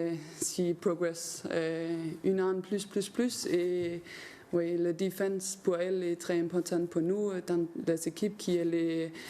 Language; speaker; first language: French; non-native, learner; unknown